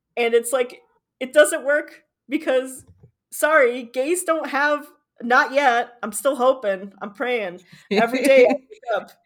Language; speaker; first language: English; native; English